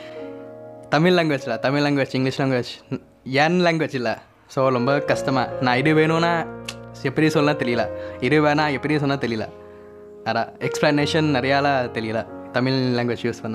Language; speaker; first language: Tamil; non-native, learner; Thai